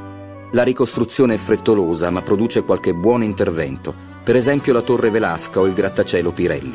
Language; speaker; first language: Italian; native; Italian